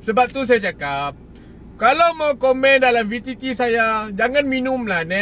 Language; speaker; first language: Malay; native; Malay